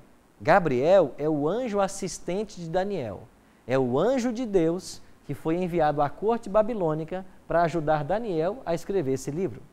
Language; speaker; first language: Portuguese; native; Portuguese